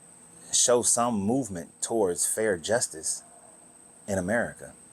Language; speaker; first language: English; native; English